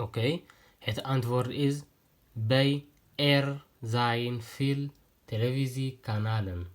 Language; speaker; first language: Dutch; non-native, learner; Tigrinya